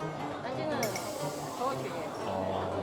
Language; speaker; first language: Korean; non-native, learner; Chinese